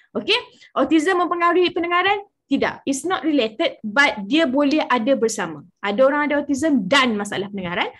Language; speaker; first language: Malay; native; Malay